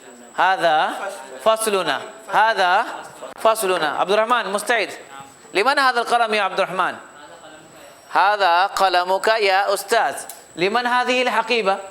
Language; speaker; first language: Arabic; non-native, fluent; Urdu